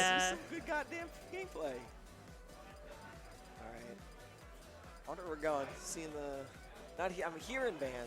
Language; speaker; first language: English; native; English